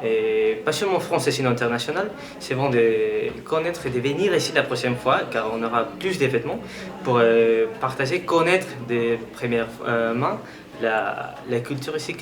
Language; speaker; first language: French; non-native, learner; Spanish